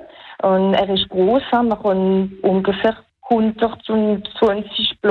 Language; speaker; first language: German; non-native, local second language; French